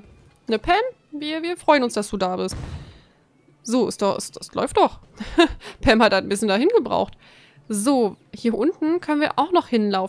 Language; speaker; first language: German; native; German